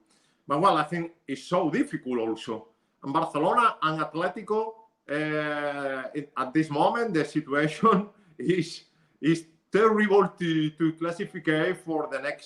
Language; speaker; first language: English; non-native, learner; Spanish